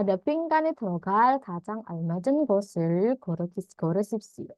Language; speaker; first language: Korean; non-native, learner; Indonesian